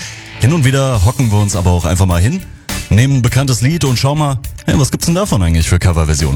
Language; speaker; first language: German; native; German